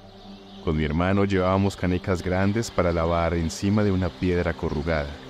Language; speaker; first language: Spanish; native; Spanish